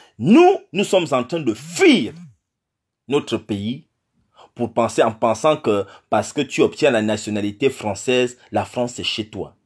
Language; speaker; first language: French; non-native, local second language; Fang